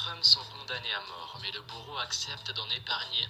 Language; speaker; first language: French; native; French